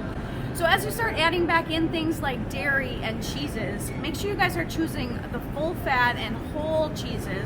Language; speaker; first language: English; native; English